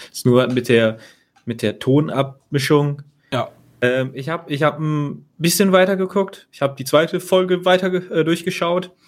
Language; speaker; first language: German; native; German